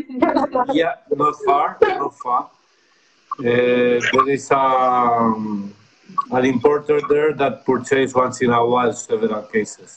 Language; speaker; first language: English; non-native, fluent; Spanish